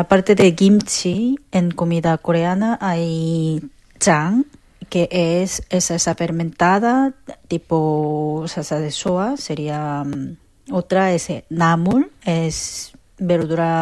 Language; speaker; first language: Spanish; non-native, fluent; Korean